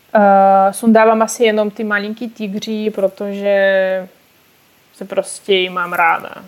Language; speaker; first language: Czech; non-native, fluent; Russian